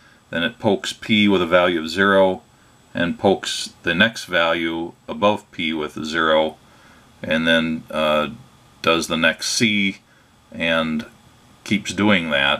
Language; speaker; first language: English; native; English